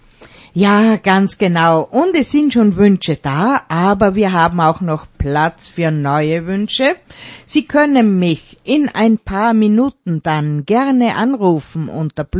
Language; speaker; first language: German; native; German